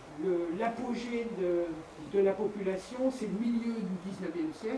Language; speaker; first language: French; native; French